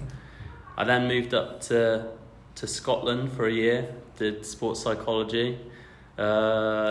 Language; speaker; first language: English; native; English